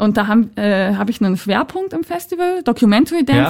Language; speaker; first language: German; native; German